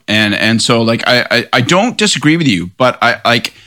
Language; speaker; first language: English; native; English